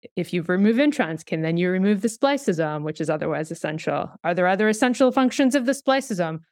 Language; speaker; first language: English; native; English